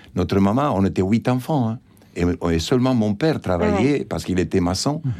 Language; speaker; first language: French; non-native, fluent; Spanish